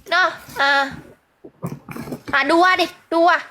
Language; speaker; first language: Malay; non-native, learner; Vietnamese